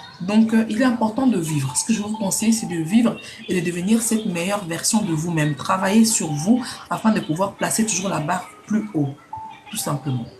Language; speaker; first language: French; non-native, local second language; Lingala